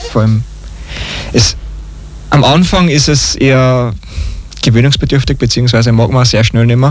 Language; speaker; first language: German; native; German